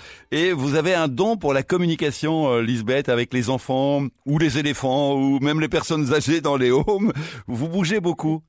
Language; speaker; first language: French; native; French